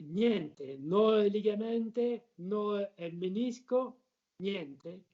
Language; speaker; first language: Italian; non-native, learner; French